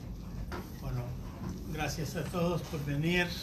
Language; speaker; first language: Spanish; non-native, fluent; English